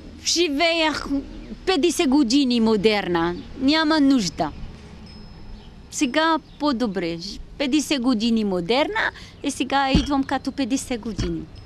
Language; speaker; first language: Bulgarian; non-native, learner; Arabic